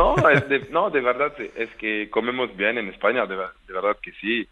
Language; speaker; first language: Spanish; non-native, fluent; French